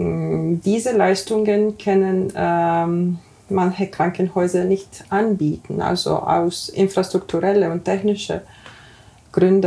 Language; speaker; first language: German; non-native, fluent; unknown